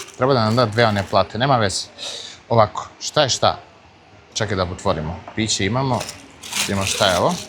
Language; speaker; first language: Bosnian; early bilingual, heritage; Bosnian